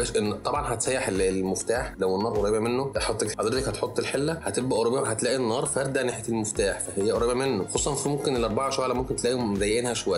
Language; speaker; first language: Arabic; native; Arabic